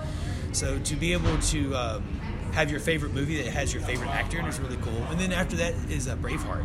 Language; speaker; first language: English; native; English